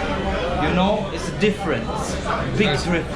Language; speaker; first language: English; non-native, learner; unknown